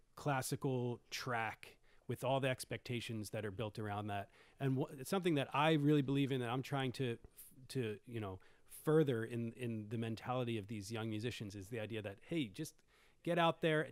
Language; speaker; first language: English; native; English